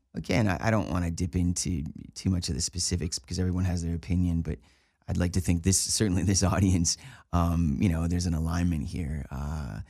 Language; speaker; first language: English; native; English